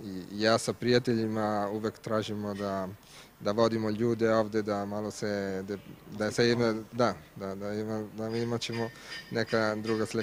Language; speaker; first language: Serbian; non-native, learner; Italian